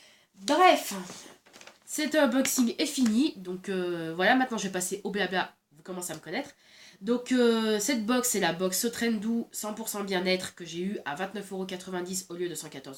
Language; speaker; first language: French; native; French